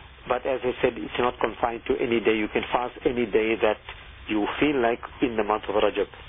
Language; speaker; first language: English; native; English